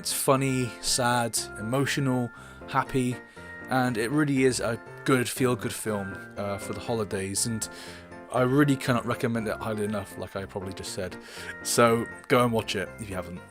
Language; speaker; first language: English; native; English